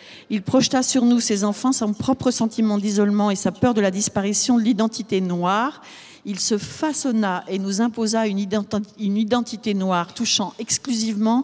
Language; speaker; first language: French; native; French